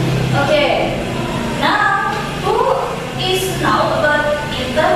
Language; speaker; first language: English; non-native, learner; Indonesian